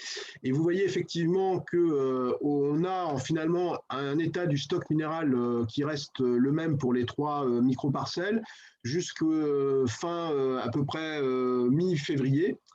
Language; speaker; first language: French; native; French